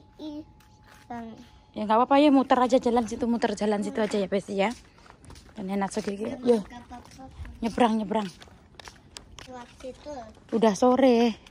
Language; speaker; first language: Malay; non-native, local second language; Javanese